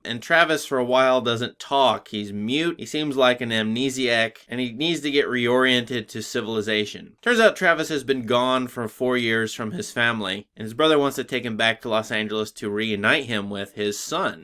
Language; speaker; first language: English; native; English